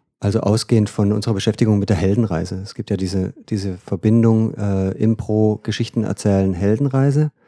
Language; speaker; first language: German; native; German